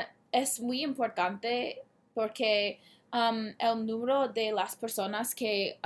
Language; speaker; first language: Spanish; non-native, learner; English